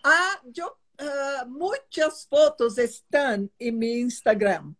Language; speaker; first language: Spanish; non-native, fluent; Portuguese